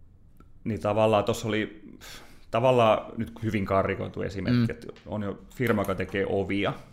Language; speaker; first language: Finnish; native; Finnish